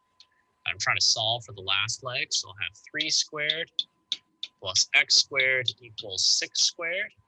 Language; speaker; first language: English; native; English